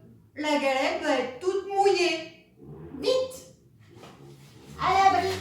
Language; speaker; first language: French; native; French